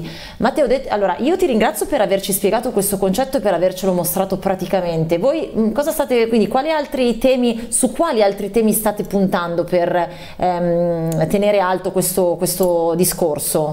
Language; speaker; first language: Italian; native; Italian